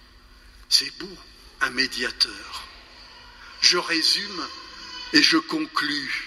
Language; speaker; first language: French; native; French